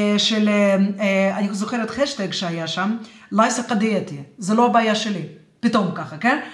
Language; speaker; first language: Hebrew; non-native, fluent; Russian